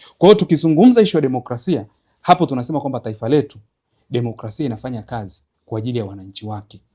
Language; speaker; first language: Swahili; native; Swahili